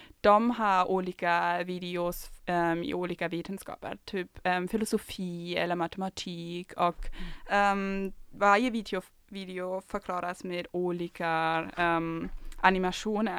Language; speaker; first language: Swedish; non-native, fluent; German